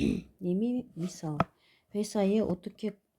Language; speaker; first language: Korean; non-native, fluent; Kyrgyz